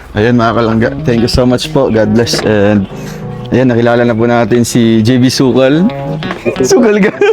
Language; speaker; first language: Filipino; non-native, local second language; Cebuano